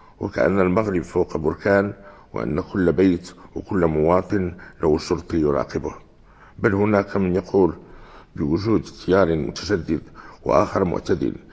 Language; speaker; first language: Arabic; native; Arabic